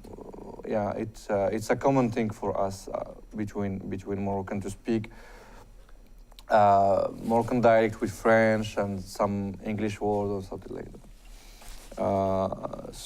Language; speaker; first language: English; non-native, fluent; Arabic